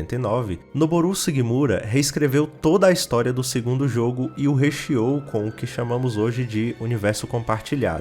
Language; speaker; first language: Portuguese; native; Portuguese